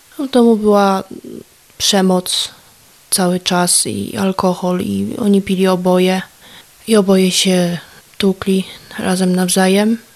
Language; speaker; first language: Polish; native; Polish